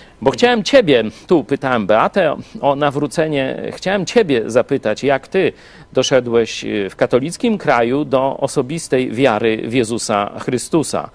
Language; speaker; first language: Polish; native; Polish